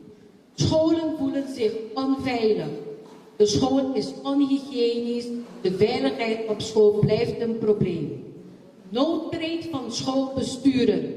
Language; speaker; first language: Dutch; non-native, local second language; Papiamento